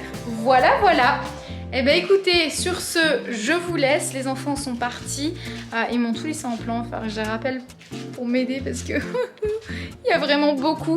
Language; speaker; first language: French; native; French